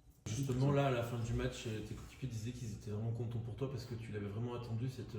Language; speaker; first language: French; native; French